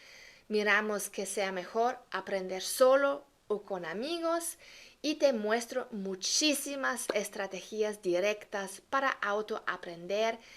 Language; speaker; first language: Spanish; non-native, fluent; German